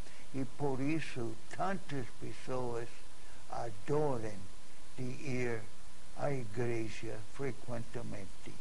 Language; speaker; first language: Portuguese; non-native, fluent; English